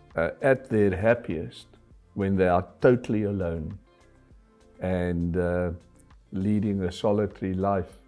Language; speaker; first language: English; non-native, local second language; Afrikaans